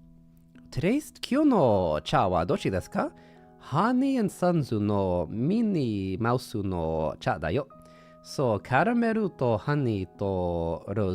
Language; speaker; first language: Japanese; non-native, learner; English